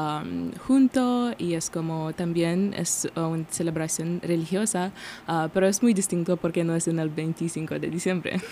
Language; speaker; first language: Spanish; non-native, learner; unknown